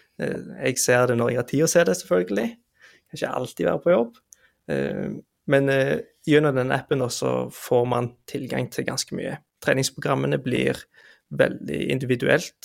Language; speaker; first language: Norwegian; native; Norwegian